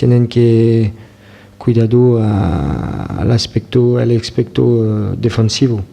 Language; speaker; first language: Spanish; non-native, fluent; French